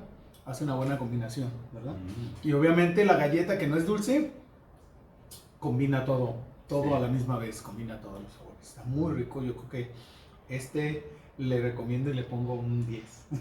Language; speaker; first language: Spanish; native; Spanish